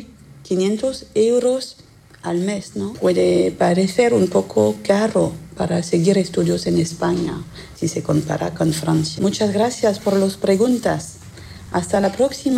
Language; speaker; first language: Spanish; non-native, fluent; French